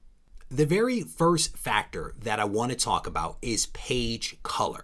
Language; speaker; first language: English; native; English